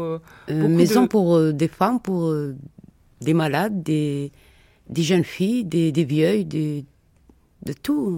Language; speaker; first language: French; non-native, learner; Arabic